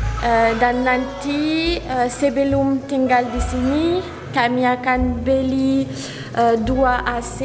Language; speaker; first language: Indonesian; non-native, learner; French